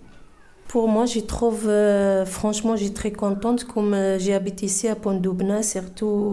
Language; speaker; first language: French; non-native, learner; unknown